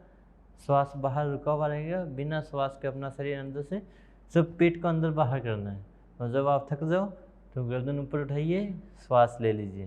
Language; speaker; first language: Hindi; native; Hindi